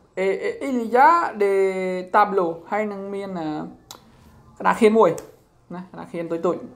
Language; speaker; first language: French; non-native, learner; Khmer